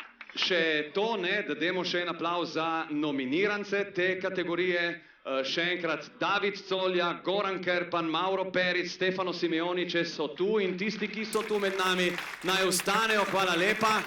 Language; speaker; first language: Slovenian; native; Slovenian